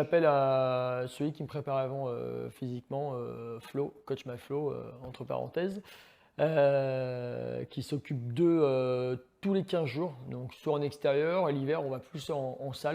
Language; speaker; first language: French; native; French